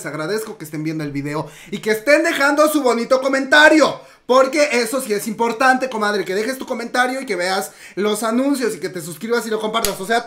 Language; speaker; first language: Spanish; native; Spanish